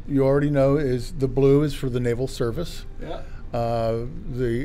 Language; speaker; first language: English; native; English